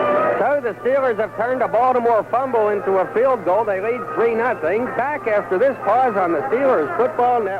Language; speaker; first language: English; native; English